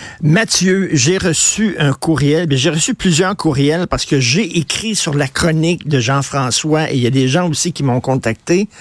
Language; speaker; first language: French; native; French